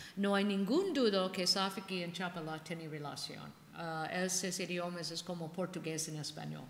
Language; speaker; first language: Spanish; non-native, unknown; English